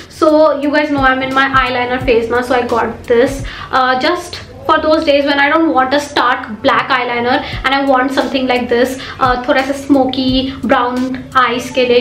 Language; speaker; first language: English; non-native, local second language; Hindi